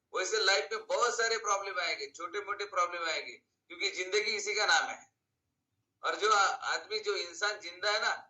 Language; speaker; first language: Hindi; non-native, local second language; Marathi